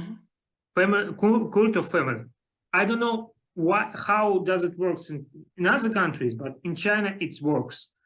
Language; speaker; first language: English; non-native, learner; Russian